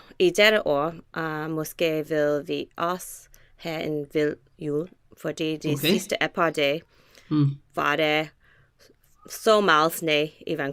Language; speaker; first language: Danish; non-native, learner; English